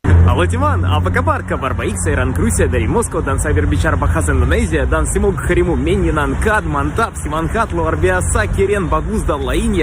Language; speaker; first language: Indonesian; non-native, learner; Russian